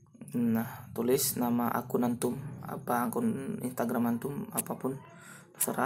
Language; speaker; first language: Indonesian; native; Indonesian